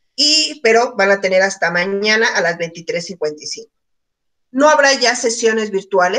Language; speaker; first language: Spanish; native; Spanish